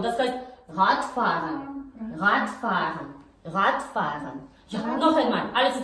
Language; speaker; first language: German; non-native, fluent; Russian